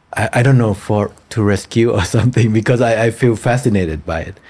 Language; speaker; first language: English; non-native, fluent; Thai